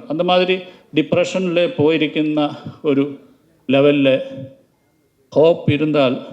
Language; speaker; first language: Tamil; non-native, learner; Malayalam